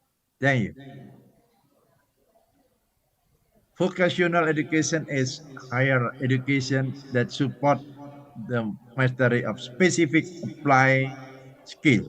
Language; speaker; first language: English; non-native, fluent; Indonesian